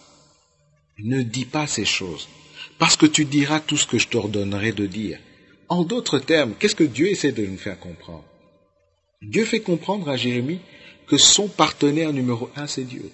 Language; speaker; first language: French; non-native, local second language; Lingala